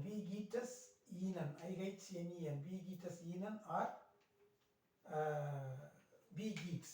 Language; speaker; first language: German; non-native, learner; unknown